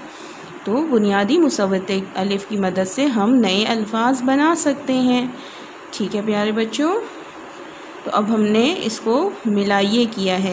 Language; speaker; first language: Urdu; non-native, local second language; Pashto